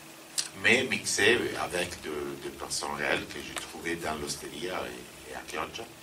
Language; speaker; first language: French; non-native, fluent; Italian